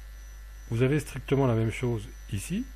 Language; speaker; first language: French; native; French